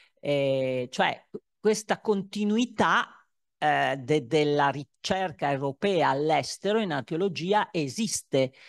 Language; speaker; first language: Italian; native; Italian